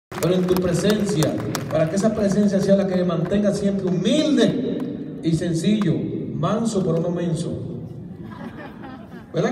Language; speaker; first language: Spanish; native; Spanish